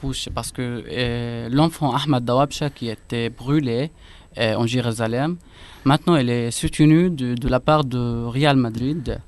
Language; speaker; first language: French; non-native, fluent; Arabic